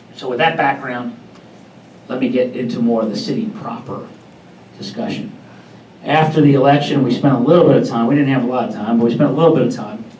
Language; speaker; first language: English; native; English